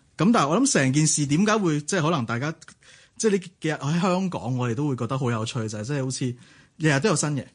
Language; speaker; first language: Cantonese; native; Cantonese